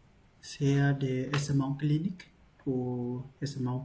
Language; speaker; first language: French; non-native, learner; Vietnamese